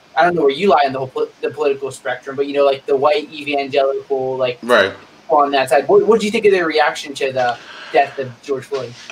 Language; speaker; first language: English; native; English